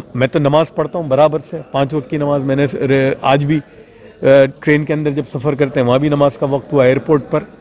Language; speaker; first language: Hindi; non-native, local second language; Gujarati